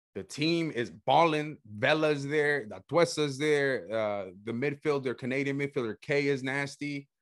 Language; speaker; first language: English; early bilingual, other home language; Spanish